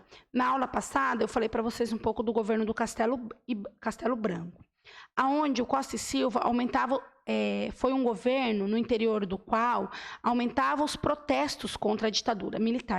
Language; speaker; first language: Portuguese; native; Portuguese